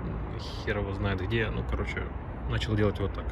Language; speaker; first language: Russian; native; Russian